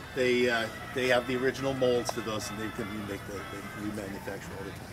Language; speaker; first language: English; native; English